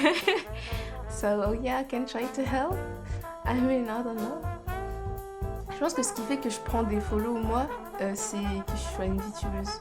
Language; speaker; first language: French; native; French